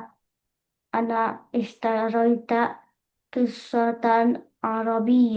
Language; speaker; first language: Arabic; non-native, learner; Indonesian